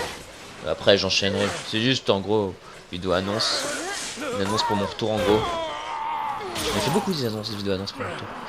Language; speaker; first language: French; native; French